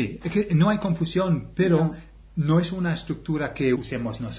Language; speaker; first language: Spanish; non-native, fluent; English